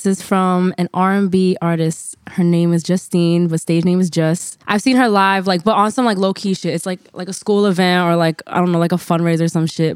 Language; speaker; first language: English; native; English